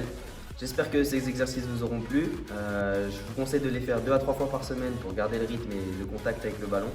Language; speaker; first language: French; native; French